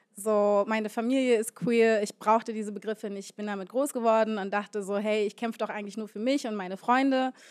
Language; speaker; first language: German; native; German